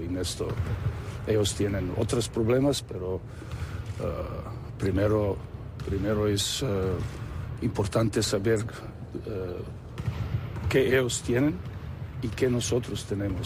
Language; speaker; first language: Spanish; non-native, fluent; Serbian